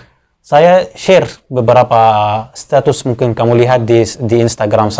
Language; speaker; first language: Indonesian; non-native, fluent; Arabic